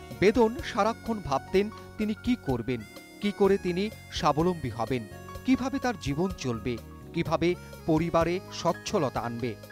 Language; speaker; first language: Bangla; native; Bangla